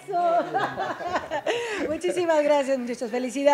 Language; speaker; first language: Spanish; native; Spanish